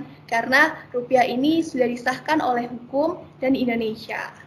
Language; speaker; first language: Indonesian; native; Indonesian